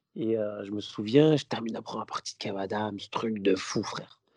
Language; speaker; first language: French; native; French